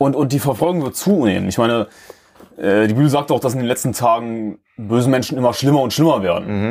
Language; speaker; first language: German; native; German